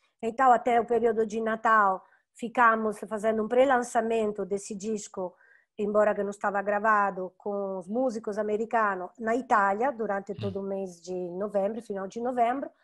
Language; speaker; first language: Portuguese; non-native, fluent; Italian